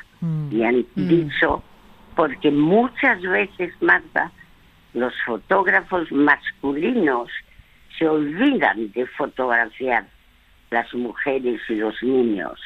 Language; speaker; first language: Spanish; non-native, fluent; French